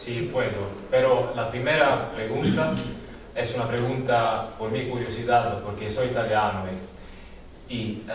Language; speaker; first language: Spanish; non-native, learner; Italian